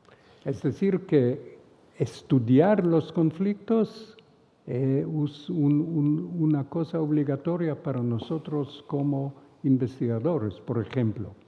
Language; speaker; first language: Spanish; non-native, fluent; Hebrew